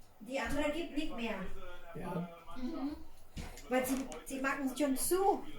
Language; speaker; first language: German; non-native, learner; Thai